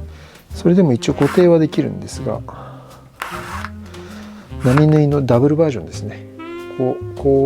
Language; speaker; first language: Japanese; native; Japanese